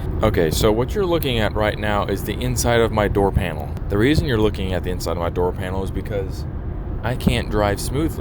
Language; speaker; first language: English; native; English